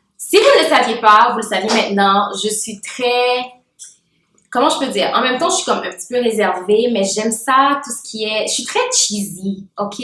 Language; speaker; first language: French; non-native, local second language; Haitian Creole